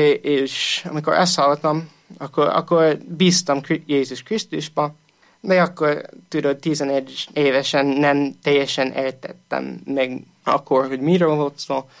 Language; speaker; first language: Hungarian; non-native, fluent; English